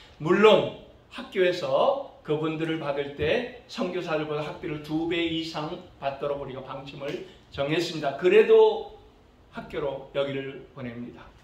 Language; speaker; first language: Korean; early bilingual, other home language; English